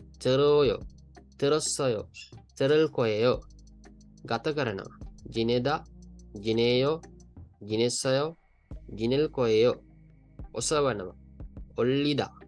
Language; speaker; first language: Korean; non-native, learner; Sinhala